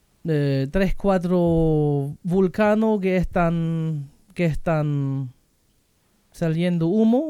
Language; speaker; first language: Spanish; non-native, fluent; German